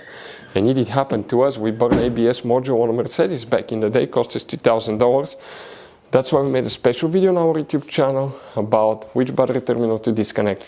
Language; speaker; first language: English; non-native, fluent; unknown